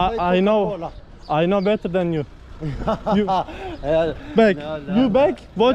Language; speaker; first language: English; non-native, learner; Turkish